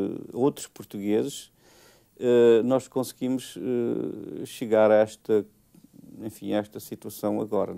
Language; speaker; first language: Portuguese; native; Portuguese